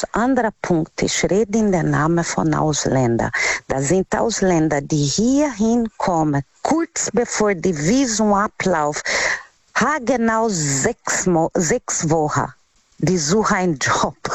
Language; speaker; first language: German; non-native, learner; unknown